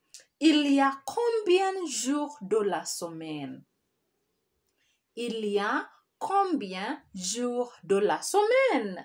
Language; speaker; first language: French; non-native, fluent; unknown